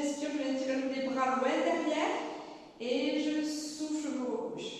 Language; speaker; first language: French; native; French